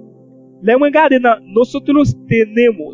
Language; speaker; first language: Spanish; non-native, learner; Haitian Creole